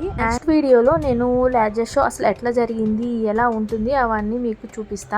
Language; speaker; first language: Telugu; native; Telugu